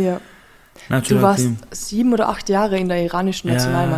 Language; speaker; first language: German; native; German